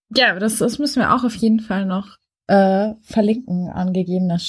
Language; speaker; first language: German; native; German